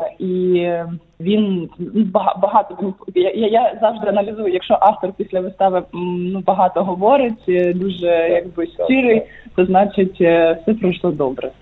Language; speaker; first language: Ukrainian; native; Ukrainian